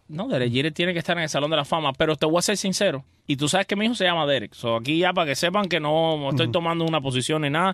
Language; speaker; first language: Spanish; native; Spanish